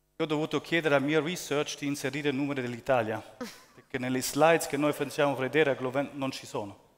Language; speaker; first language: Italian; early bilingual, heritage; German